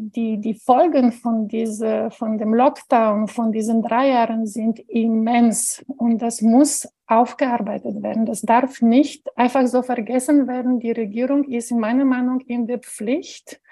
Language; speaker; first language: German; non-native, fluent; Bulgarian